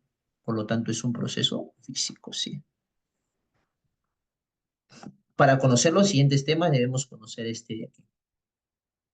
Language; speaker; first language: Spanish; native; Spanish